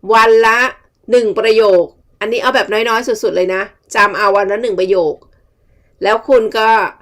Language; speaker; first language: Thai; native; Thai